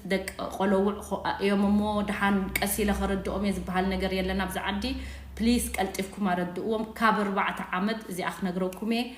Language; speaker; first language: Tigrinya; native; Tigrinya